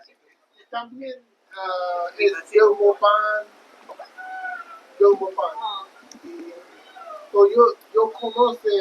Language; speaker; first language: Spanish; non-native, learner; English